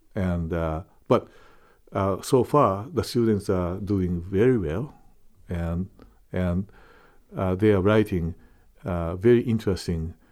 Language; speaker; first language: English; non-native, fluent; Japanese